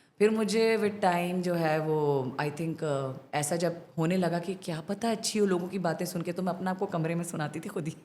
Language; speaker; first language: Urdu; non-native, local second language; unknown